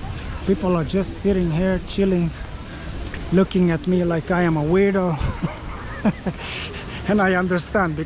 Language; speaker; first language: English; non-native, fluent; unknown